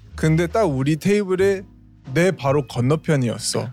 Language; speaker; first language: Korean; early bilingual, other home language; English